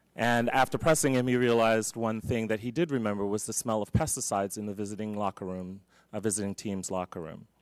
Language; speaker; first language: English; native; English